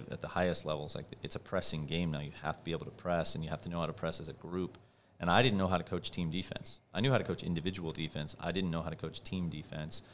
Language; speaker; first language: English; native; English